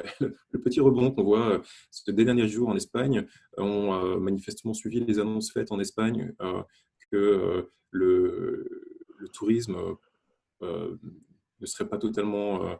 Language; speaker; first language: French; native; French